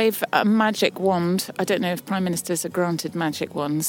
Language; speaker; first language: English; native; English